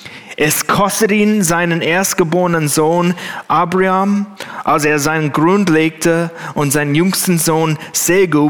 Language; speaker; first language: German; non-native, fluent; English